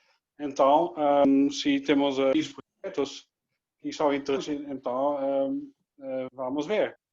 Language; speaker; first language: Portuguese; non-native, learner; Dutch